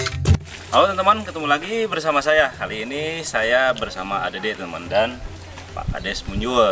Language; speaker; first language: Indonesian; non-native, local second language; Sundanese